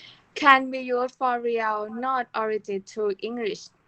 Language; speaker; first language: English; non-native, learner; Thai